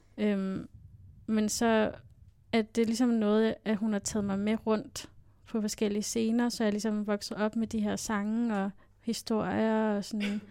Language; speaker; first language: Danish; native; Danish